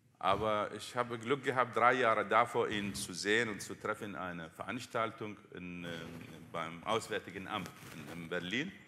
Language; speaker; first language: German; non-native, fluent; Arabic